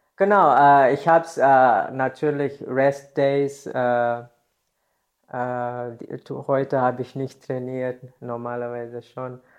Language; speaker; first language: German; non-native, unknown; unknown